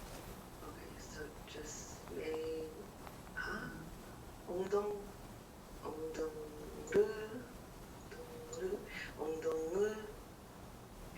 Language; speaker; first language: Korean; non-native, learner; English